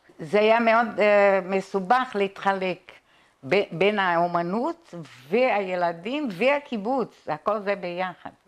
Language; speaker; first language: Hebrew; non-native, fluent; Portuguese